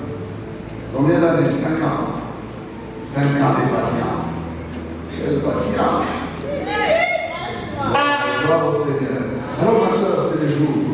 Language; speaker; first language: French; non-native, local second language; Swahili